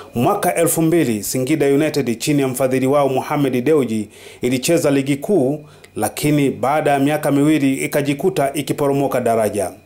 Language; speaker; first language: Swahili; native; Swahili